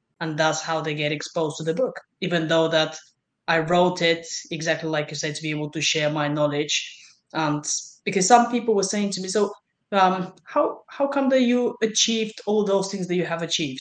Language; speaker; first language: English; non-native, fluent; Bulgarian